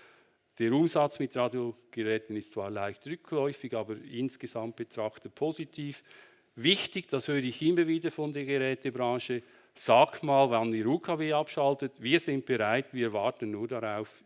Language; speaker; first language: German; native; German